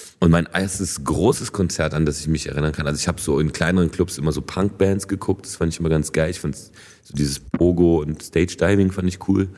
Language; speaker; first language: German; early bilingual, other home language; Polish